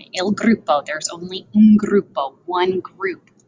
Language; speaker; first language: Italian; non-native, learner; English